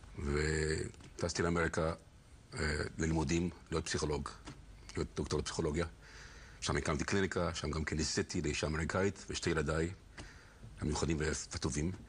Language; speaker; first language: Hebrew; native; Hebrew